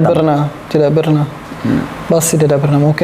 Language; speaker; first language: Indonesian; non-native, learner; Arabic